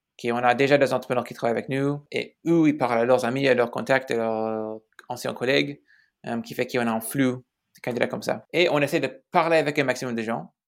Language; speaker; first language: French; non-native, fluent; English